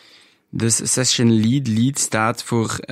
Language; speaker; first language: Dutch; non-native, local second language; French